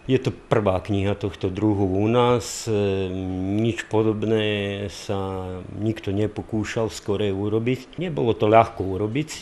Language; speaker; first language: Slovak; native; Slovak